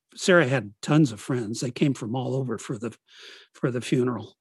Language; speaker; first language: English; early bilingual, other home language; Italian